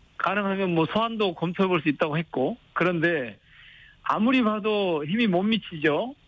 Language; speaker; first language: Korean; native; Korean